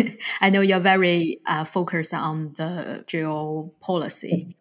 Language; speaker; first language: English; non-native, fluent; Chinese